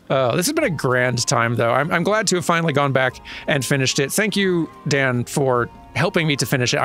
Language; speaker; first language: English; native; English